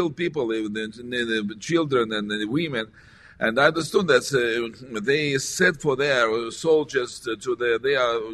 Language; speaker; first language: English; non-native, learner; Russian